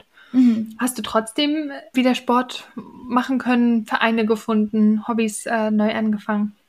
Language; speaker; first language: German; native; German